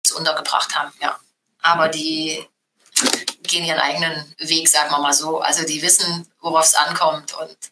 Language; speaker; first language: German; native; German